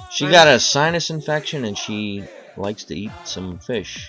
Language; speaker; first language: English; native; English